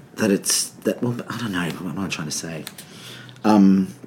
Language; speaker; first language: English; native; English